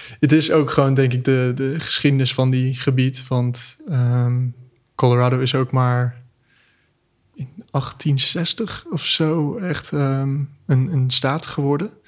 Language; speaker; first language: Dutch; non-native, fluent; English